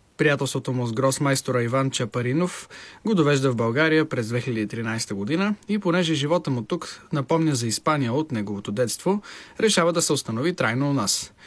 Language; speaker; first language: Bulgarian; native; Bulgarian